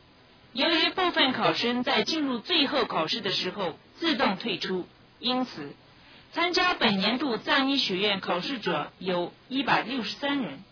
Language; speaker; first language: Chinese; native; Chinese